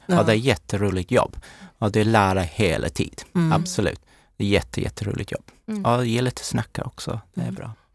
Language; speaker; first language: Swedish; non-native, learner; English